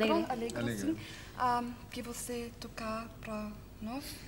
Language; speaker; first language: Portuguese; non-native, learner; German